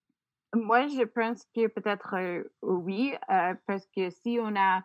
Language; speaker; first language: French; non-native, fluent; English